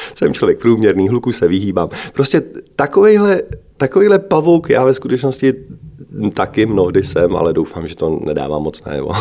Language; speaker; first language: Czech; native; Czech